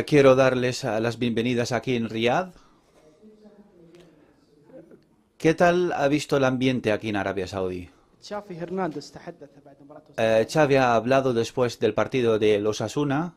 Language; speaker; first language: Spanish; non-native, fluent; Arabic